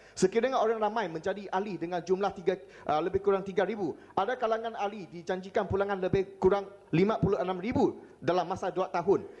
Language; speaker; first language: Malay; non-native, local second language; Chinese